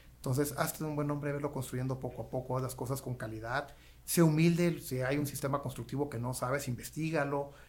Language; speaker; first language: Spanish; native; Spanish